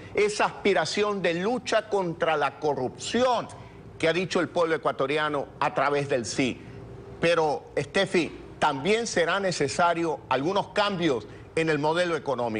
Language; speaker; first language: Spanish; native; Spanish